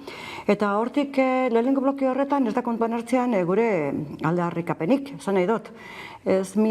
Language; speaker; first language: Basque; native; Basque